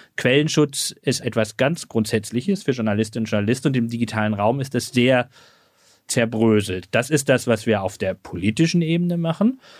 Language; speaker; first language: German; native; German